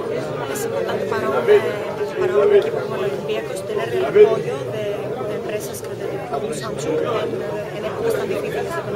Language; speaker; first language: Spanish; non-native, learner; Greek